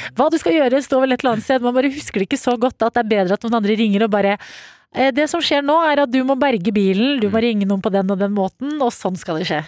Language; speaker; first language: Norwegian; native; Norwegian